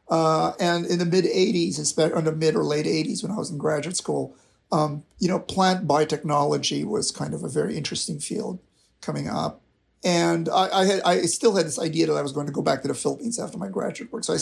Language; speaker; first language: English; non-native, local second language; Filipino